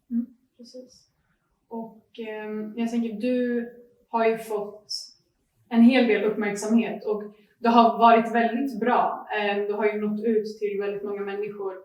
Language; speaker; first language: Swedish; native; Swedish